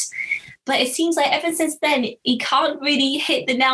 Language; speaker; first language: English; native; English